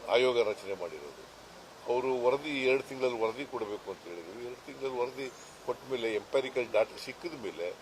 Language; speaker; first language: Kannada; native; Kannada